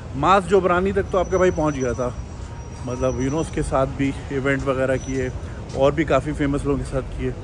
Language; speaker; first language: Urdu; native; Urdu